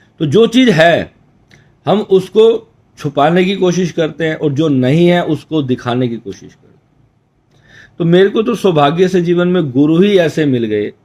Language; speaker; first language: Hindi; native; Hindi